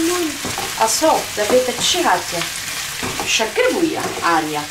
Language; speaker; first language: German; non-native, local second language; Kurdish